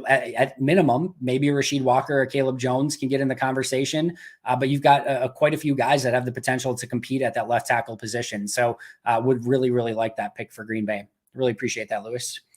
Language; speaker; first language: English; native; English